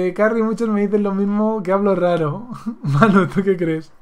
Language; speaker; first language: Spanish; native; Spanish